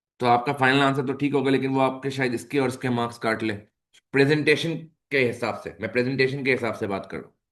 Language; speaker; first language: Urdu; native; Urdu